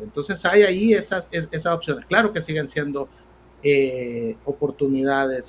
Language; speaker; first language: Spanish; native; Spanish